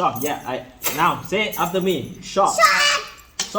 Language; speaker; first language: English; non-native, learner; Lao